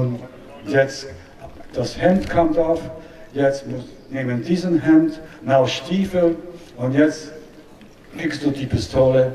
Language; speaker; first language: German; non-native, learner; Italian